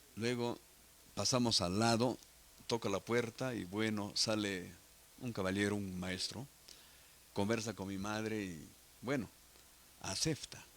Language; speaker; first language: Spanish; non-native, local second language; Quechua